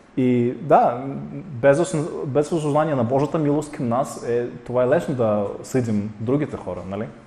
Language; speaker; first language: Bulgarian; non-native, fluent; Russian